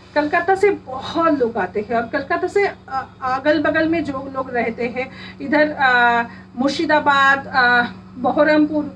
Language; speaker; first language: Hindi; non-native, local second language; Bangla